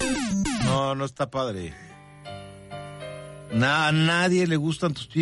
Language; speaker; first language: Spanish; native; Spanish